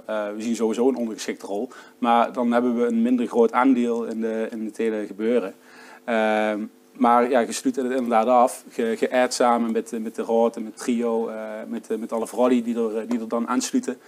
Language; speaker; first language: Dutch; native; Dutch